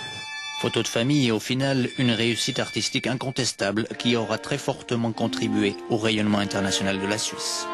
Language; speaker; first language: French; native; French